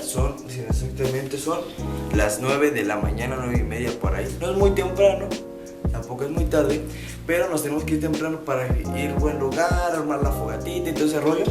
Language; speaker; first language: Spanish; native; Spanish